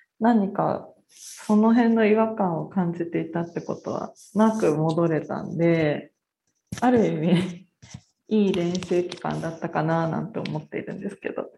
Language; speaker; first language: Japanese; native; Japanese